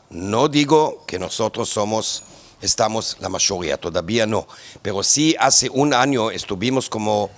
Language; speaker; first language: Spanish; non-native, fluent; Hebrew